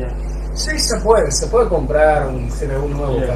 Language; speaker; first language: Spanish; non-native, fluent; Chinese